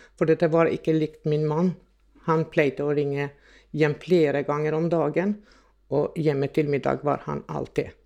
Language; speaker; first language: Norwegian; non-native, fluent; Albanian